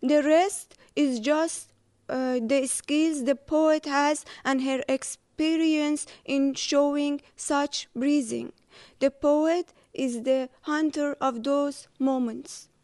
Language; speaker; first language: English; non-native, fluent; Persian